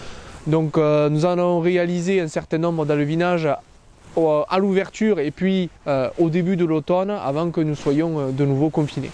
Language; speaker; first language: French; native; French